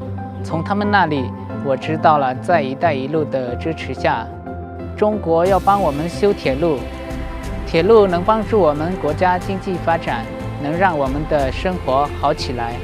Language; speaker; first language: Chinese; non-native, learner; Lao